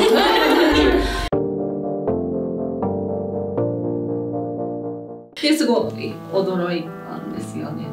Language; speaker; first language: Japanese; non-native, fluent; Italian